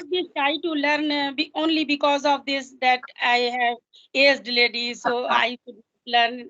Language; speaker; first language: English; non-native, local second language; Hindi